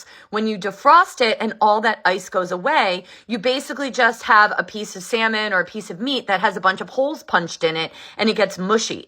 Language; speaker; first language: English; native; English